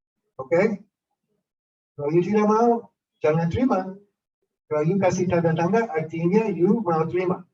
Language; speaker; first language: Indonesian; non-native, fluent; English